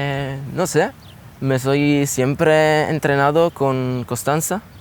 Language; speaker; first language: Spanish; non-native, learner; Italian